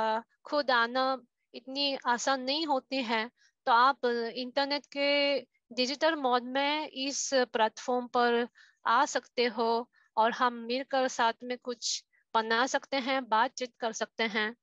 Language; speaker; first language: Hindi; non-native, fluent; Japanese